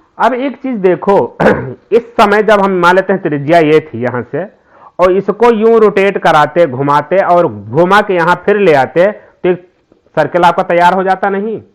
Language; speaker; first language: Hindi; native; Hindi